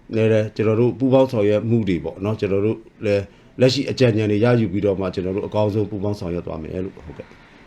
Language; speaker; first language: Burmese; non-native, local second language; S'gaw Karen